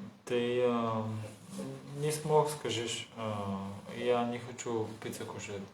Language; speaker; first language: Russian; non-native, learner; Bulgarian